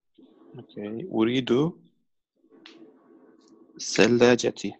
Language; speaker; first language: Arabic; non-native, learner; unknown